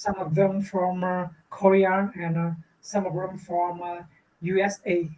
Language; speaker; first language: English; non-native, learner; Vietnamese